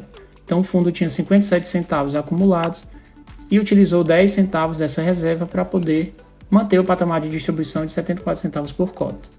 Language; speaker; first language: Portuguese; native; Portuguese